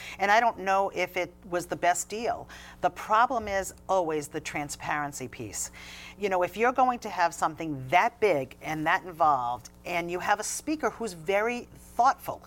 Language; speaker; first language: English; native; English